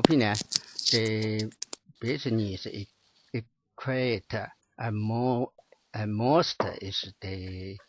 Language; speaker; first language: English; non-native, learner; Chinese